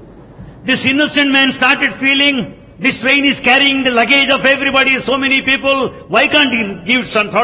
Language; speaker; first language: English; non-native, local second language; Telugu